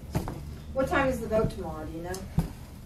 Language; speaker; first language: English; native; English